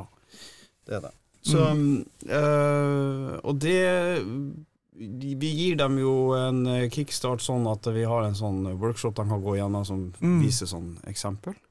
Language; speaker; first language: Norwegian; native; Norwegian